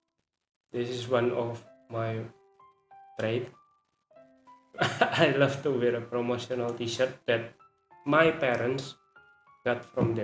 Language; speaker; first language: English; non-native, learner; Indonesian